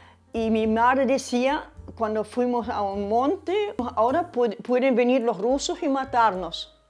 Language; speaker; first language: Spanish; early bilingual, other home language; German